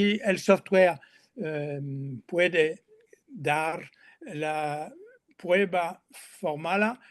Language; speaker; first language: Spanish; non-native, learner; French